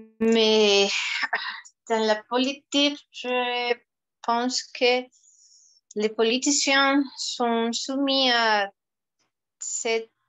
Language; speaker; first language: French; non-native, fluent; Spanish